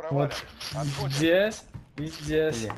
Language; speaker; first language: Russian; non-native, local second language; Latvian